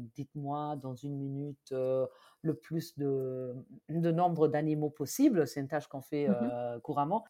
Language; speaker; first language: French; non-native, fluent; German